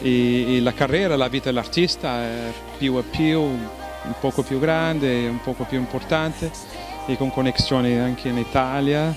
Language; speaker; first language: Italian; non-native, fluent; Portuguese